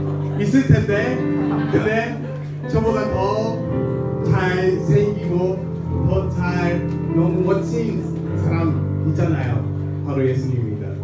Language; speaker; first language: Korean; non-native, fluent; English